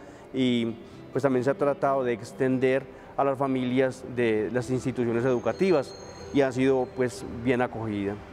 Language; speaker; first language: Spanish; native; Spanish